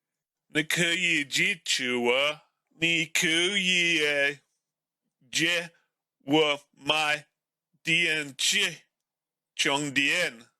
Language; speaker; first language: Chinese; non-native, learner; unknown